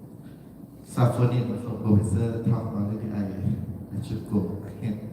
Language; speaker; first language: English; non-native, learner; Thai